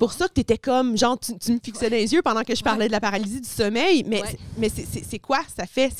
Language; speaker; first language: French; native; French